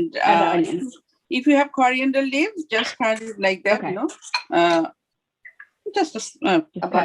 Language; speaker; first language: English; non-native, fluent; Bangla